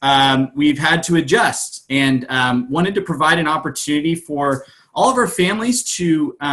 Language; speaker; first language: English; native; English